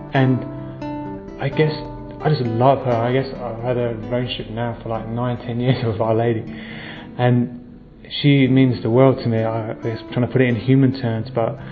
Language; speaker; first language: English; native; English